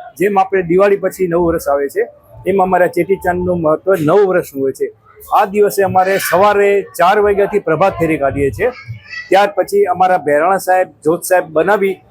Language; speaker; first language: Gujarati; non-native, local second language; Sindhi